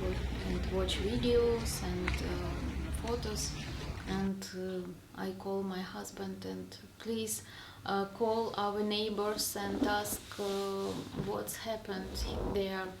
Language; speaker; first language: English; non-native, learner; Russian